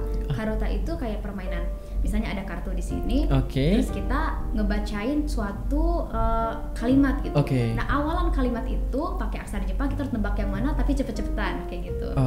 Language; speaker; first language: Indonesian; native; Indonesian